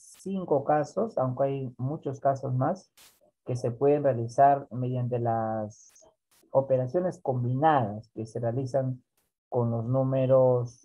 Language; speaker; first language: Spanish; native; Spanish